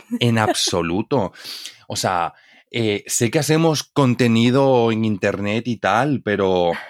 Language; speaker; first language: Spanish; native; Spanish